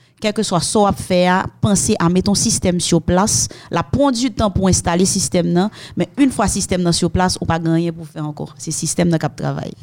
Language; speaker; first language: French; non-native, local second language; Haitian Creole